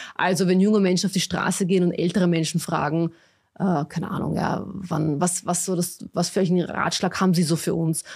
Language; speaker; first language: German; early bilingual, other home language; Bosnian